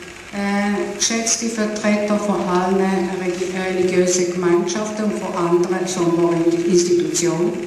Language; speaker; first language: German; non-native, fluent; Serbian